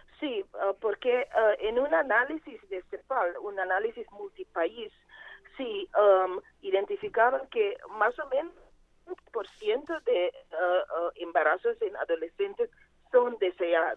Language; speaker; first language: Spanish; non-native, fluent; Portuguese